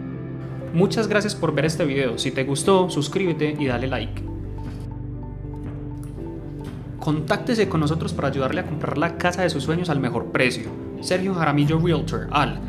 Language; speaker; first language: Spanish; native; Spanish